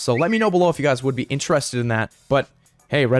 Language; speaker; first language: English; native; English